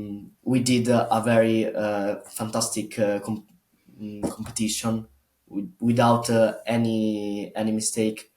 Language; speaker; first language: English; non-native, learner; Italian